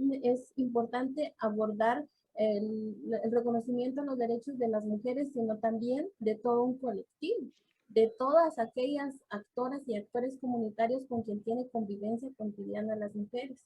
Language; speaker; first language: Spanish; native; Spanish